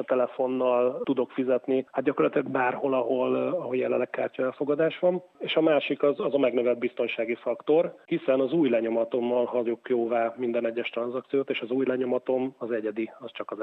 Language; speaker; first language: Hungarian; native; Hungarian